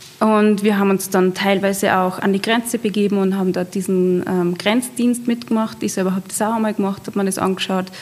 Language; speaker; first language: German; native; German